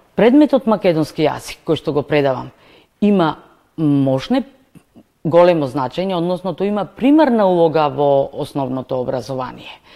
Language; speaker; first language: Macedonian; native; Macedonian